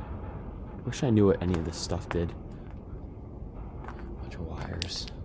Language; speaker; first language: English; native; English